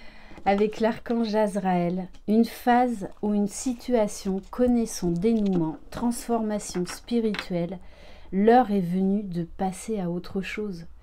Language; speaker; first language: French; native; French